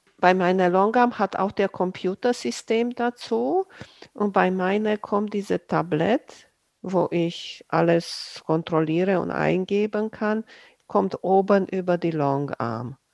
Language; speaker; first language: German; non-native, fluent; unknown